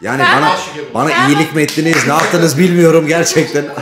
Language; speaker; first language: Turkish; native; Turkish